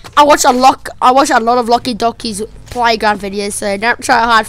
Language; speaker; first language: English; native; English